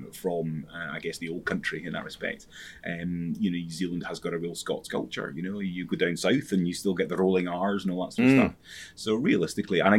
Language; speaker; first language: English; native; English